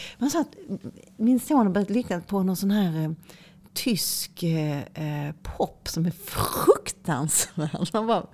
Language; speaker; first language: Swedish; native; Swedish